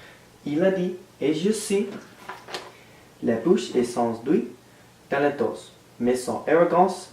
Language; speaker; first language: French; non-native, learner; English